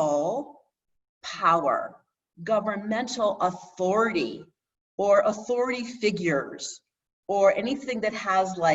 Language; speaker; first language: English; native; English